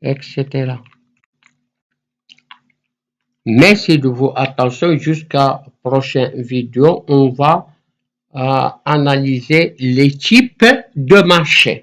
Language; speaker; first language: French; non-native, fluent; Arabic